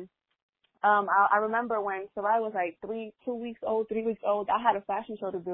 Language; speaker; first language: English; non-native, fluent; Spanish